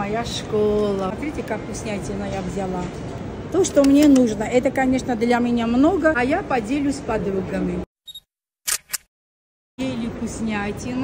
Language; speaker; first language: Russian; non-native, local second language; Armenian